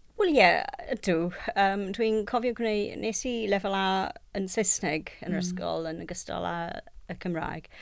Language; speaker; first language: Welsh; non-native, local second language; English